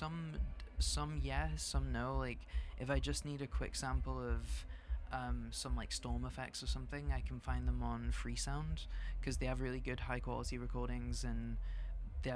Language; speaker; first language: English; native; English